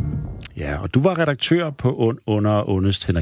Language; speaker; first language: Danish; native; Danish